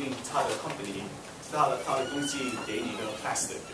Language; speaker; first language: Chinese; non-native, learner; English